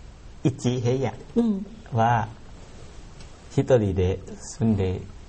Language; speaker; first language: Japanese; non-native, learner; Thai